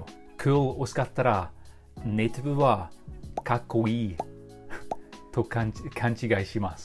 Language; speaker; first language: Japanese; non-native, fluent; English